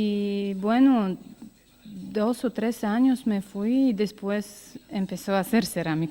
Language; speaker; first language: Spanish; non-native, learner; Bulgarian